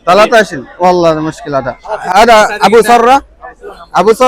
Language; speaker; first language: Arabic; non-native, learner; Bangla